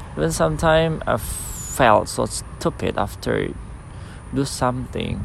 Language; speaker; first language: English; non-native, fluent; Indonesian